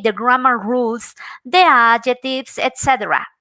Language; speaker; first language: English; non-native, fluent; Spanish